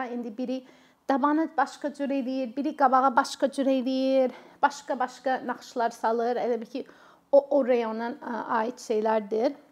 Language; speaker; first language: Azerbaijani; non-native, fluent; English